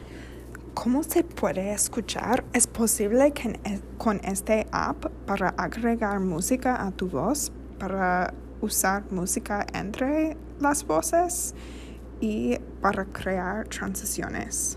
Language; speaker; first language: Spanish; non-native, learner; English